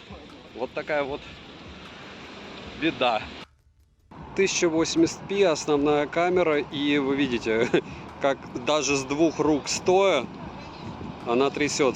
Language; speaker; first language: Russian; native; Russian